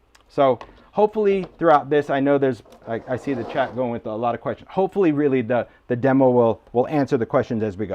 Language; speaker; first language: English; native; English